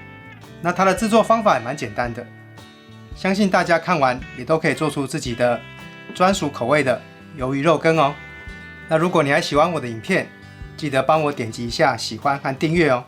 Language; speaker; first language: Chinese; native; Chinese